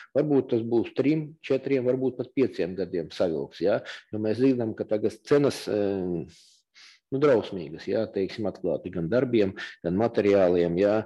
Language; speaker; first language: Latvian; non-native, local second language; Russian